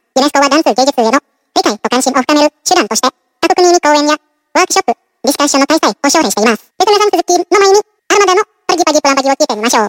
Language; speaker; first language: Japanese; non-native, fluent; Indonesian